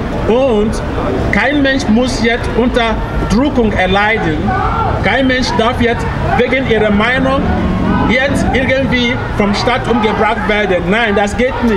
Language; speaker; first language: German; non-native, fluent; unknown